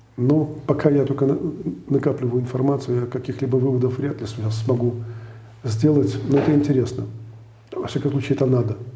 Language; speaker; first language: Russian; native; Russian